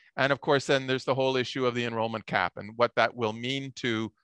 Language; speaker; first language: English; native; English